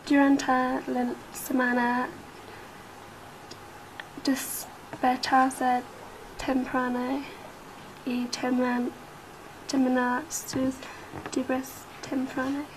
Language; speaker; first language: Spanish; non-native, learner; English